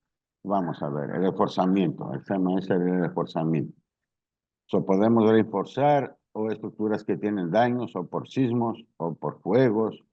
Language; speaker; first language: Spanish; non-native, learner; Greek